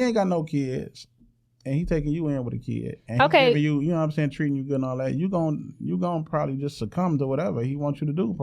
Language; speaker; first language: English; native; English